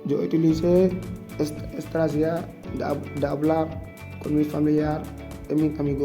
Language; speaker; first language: Spanish; non-native, learner; Wolof